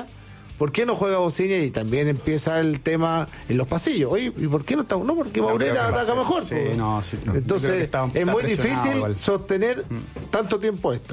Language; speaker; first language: Spanish; native; Spanish